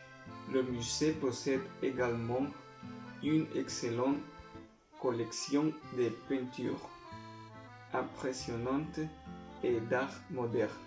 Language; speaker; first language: French; non-native, learner; Spanish